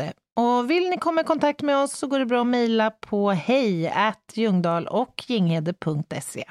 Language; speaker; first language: Swedish; native; Swedish